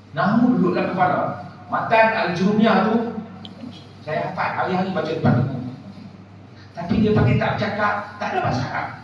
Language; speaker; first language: Malay; native; Malay